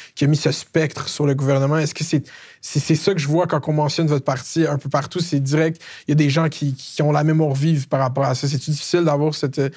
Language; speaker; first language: French; native; French